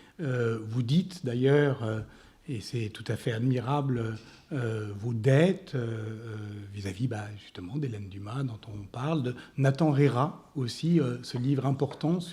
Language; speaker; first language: French; native; French